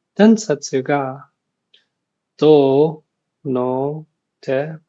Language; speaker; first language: Japanese; non-native, learner; English